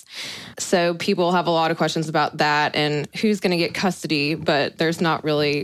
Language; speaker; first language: English; native; English